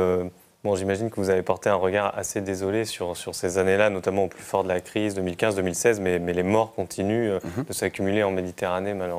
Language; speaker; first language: French; native; French